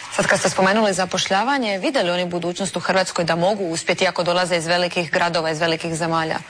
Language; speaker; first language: Croatian; native; Croatian